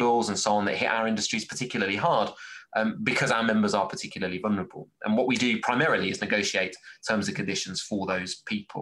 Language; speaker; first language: English; native; English